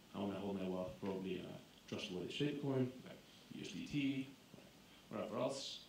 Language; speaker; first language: English; non-native, fluent; Greek